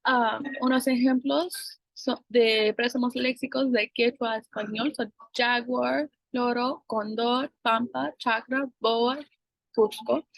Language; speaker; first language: Spanish; non-native, fluent; English